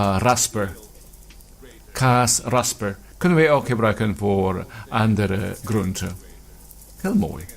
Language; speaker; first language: Dutch; non-native, fluent; Filipino